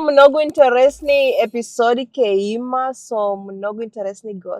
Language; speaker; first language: Macedonian; non-native, learner; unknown